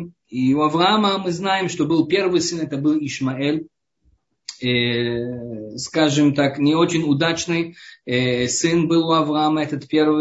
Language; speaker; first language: Russian; early bilingual, heritage; Hebrew